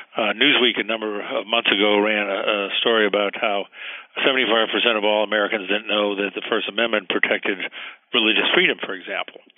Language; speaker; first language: English; early bilingual, heritage; Spanish